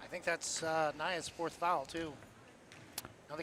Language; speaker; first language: English; native; English